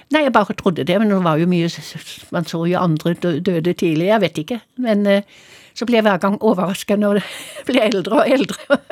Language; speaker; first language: Norwegian; non-native, fluent; German